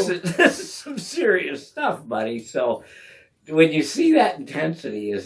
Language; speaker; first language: English; native; English